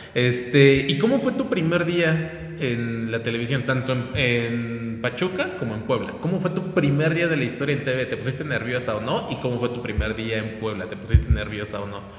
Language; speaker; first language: Spanish; native; Spanish